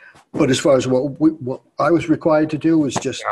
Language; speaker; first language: English; native; English